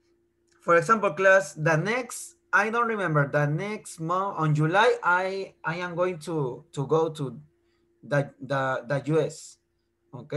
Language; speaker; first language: English; non-native, fluent; Spanish